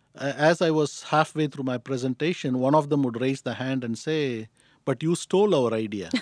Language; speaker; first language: English; non-native, local second language; Tamil